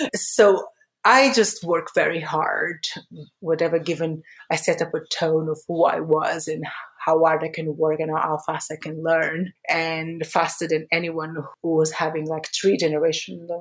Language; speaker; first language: English; early bilingual, other home language; Portuguese